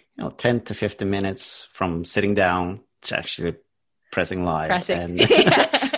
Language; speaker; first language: English; non-native, fluent; Norwegian